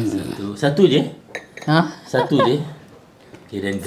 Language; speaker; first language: Malay; native; Malay